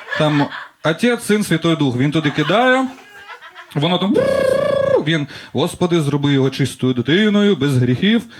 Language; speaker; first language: Ukrainian; non-native, local second language; Russian